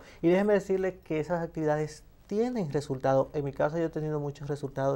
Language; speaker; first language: Spanish; native; Spanish